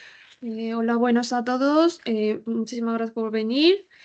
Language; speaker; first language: Spanish; non-native, learner; Korean